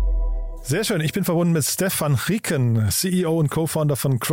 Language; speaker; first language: German; native; German